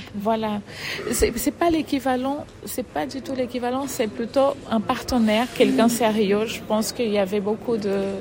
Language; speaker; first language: French; non-native, fluent; Portuguese